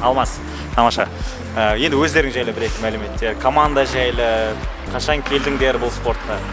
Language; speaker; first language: Kazakh; native; Kazakh